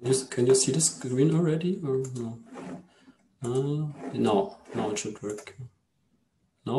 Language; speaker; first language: English; non-native, fluent; German